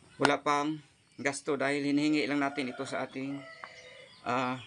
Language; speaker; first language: Filipino; non-native, local second language; Cebuano